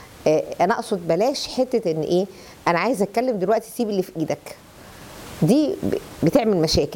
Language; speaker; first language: Arabic; native; Arabic